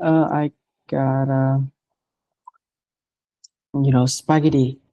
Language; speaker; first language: English; non-native, learner; Vietnamese